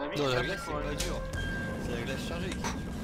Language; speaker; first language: French; native; French